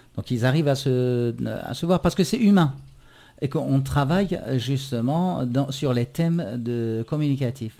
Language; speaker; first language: French; non-native, fluent; Persian